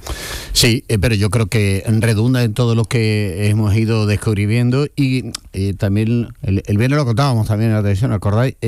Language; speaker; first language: Spanish; native; Spanish